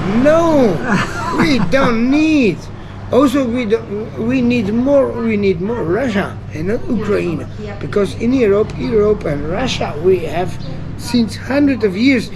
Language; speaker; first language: English; non-native, learner; Italian